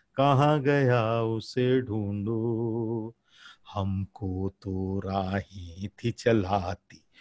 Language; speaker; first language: Hindi; native; Hindi